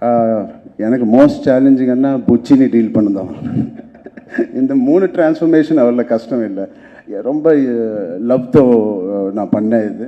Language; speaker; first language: Tamil; non-native, local second language; Telugu